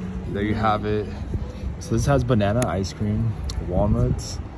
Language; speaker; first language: English; early bilingual, other home language; Spanish